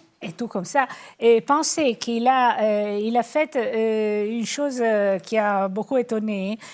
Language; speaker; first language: French; non-native, fluent; Italian